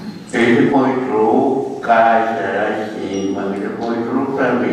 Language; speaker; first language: Portuguese; non-native, local second language; Kayapó